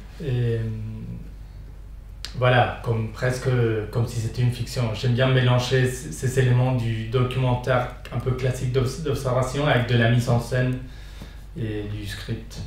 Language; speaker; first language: French; non-native, fluent; Spanish